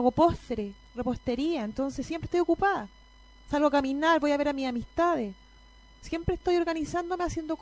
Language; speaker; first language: Spanish; native; Spanish